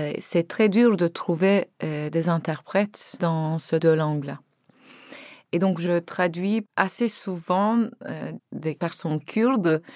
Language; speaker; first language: French; non-native, fluent; Turkish